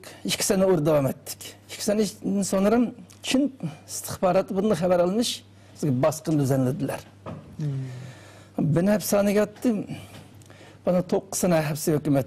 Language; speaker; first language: Turkish; non-native, learner; Uyghur